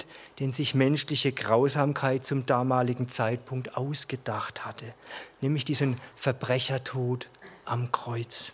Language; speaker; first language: German; native; German